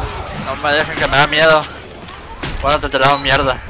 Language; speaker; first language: Spanish; native; Spanish